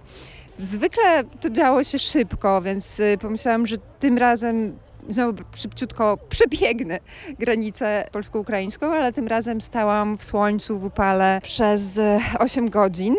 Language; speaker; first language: Polish; non-native, fluent; Ukrainian